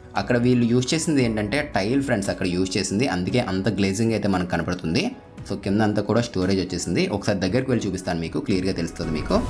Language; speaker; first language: Telugu; native; Telugu